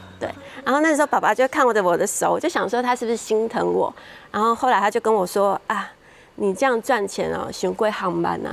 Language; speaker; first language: Chinese; native; Chinese